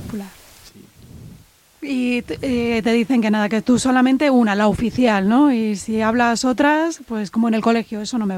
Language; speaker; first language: Spanish; native; Spanish